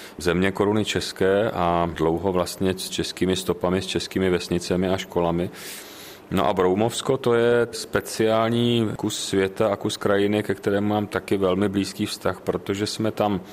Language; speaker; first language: Czech; native; Czech